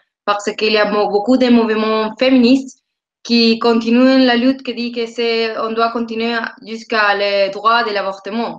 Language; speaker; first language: French; non-native, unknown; Spanish